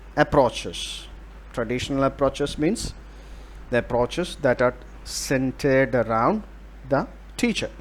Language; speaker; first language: English; non-native, local second language; Malayalam